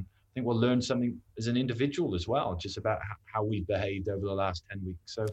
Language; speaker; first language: English; native; English